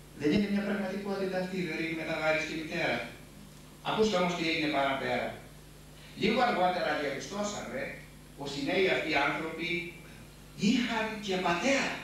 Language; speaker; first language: Greek; native; Greek